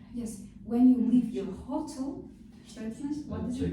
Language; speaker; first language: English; non-native, fluent; Kazakh